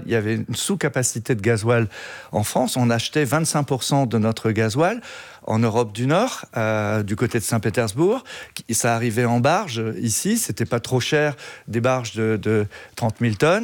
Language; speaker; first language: French; native; French